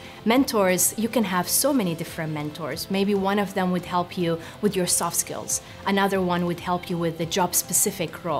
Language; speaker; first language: English; non-native, fluent; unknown